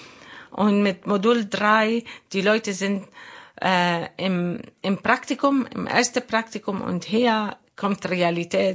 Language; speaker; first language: German; non-native, learner; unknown